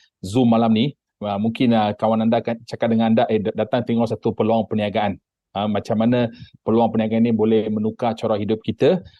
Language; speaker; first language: Malay; non-native, local second language; Tamil